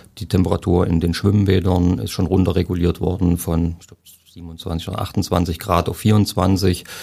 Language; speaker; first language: German; native; German